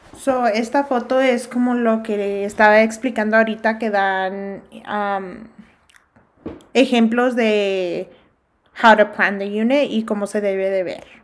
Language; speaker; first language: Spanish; early bilingual, heritage; Spanish